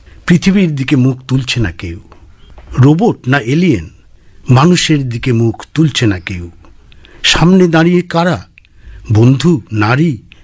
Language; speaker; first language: Bangla; native; Bangla